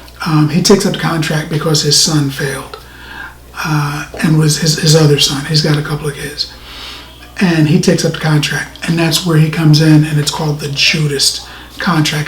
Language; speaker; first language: English; native; English